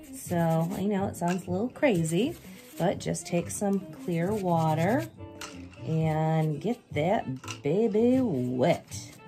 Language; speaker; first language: English; native; English